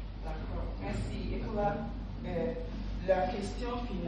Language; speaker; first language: French; non-native, learner; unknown